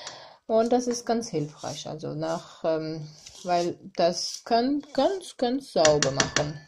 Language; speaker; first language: German; non-native, learner; Armenian